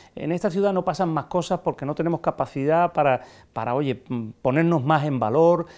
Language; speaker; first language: Spanish; native; Spanish